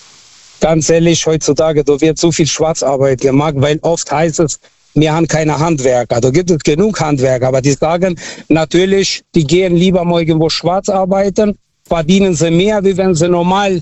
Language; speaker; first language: German; non-native, learner; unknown